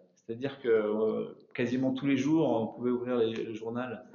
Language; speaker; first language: French; native; French